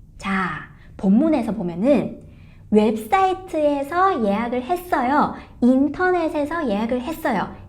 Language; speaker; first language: Korean; non-native, fluent; Chinese